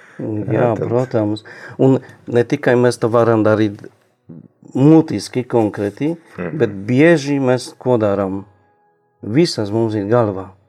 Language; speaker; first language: Latvian; non-native, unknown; Polish